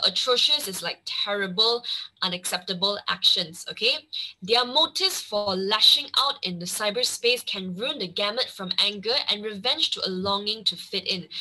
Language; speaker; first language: English; non-native, local second language; Chinese